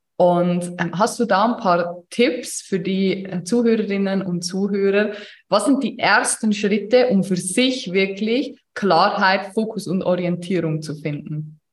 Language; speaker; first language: German; native; German